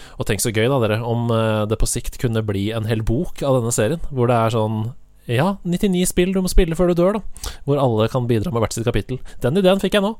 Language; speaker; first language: Norwegian; native; Norwegian